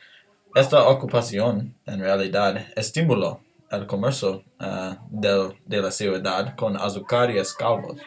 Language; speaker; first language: Spanish; non-native, learner; English